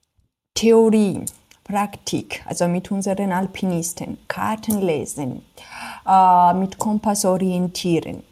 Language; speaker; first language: German; non-native, fluent; Georgian